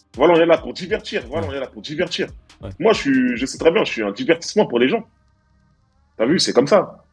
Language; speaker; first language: French; native; French